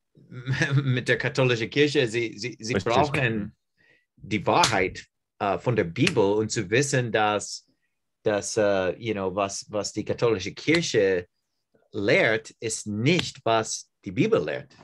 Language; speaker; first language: German; non-native, learner; English